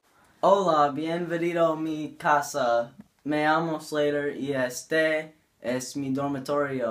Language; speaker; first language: Spanish; non-native, learner; English